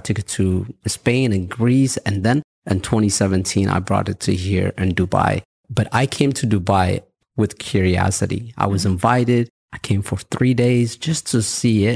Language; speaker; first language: English; early bilingual, other home language; Amharic